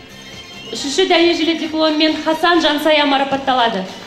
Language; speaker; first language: Kazakh; native; Kazakh